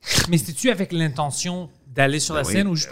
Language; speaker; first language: French; non-native, local second language; English